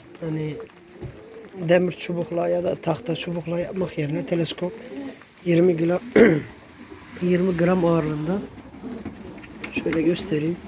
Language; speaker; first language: Turkish; native; Turkish